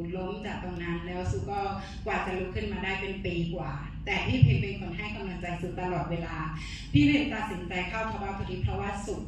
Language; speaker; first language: Thai; non-native, fluent; Burmese